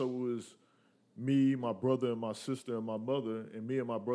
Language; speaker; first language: English; early bilingual, other home language; Spanish